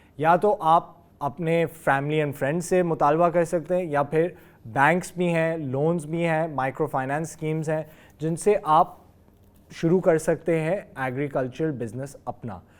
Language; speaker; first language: Urdu; native; Urdu